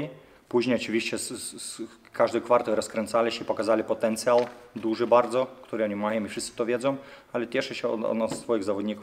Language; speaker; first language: Polish; non-native, fluent; Lithuanian